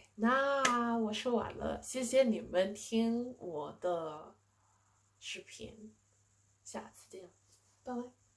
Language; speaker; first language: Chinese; non-native, fluent; English